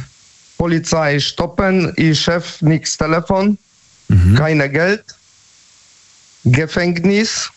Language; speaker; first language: German; non-native, learner; Polish